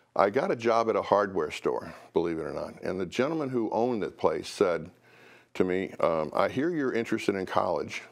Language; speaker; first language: English; native; English